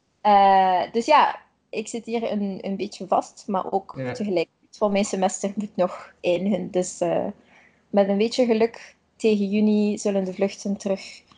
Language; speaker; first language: Dutch; native; Dutch